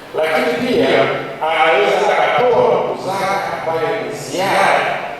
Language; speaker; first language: Swahili; native; Swahili